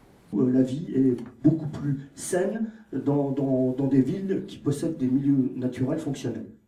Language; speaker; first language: French; native; French